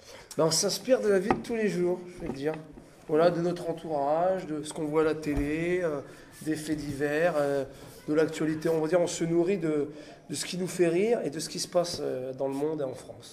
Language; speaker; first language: French; native; French